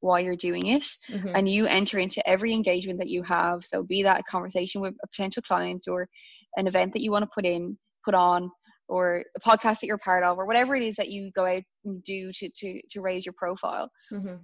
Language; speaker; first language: English; native; English